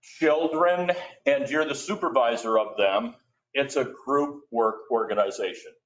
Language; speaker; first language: English; native; English